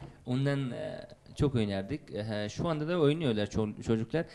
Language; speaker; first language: Turkish; non-native, fluent; Uzbek